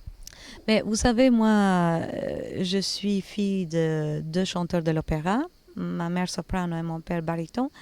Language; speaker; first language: French; non-native, fluent; Albanian